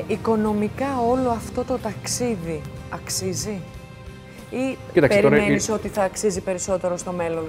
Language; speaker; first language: Greek; native; Greek